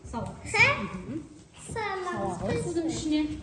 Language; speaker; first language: Kazakh; native; Kazakh